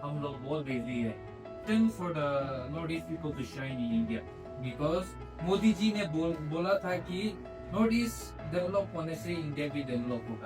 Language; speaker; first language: Hindi; non-native, local second language; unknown